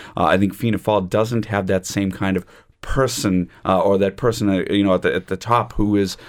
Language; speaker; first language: English; native; English